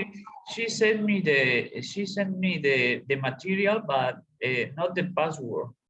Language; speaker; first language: English; non-native, learner; Spanish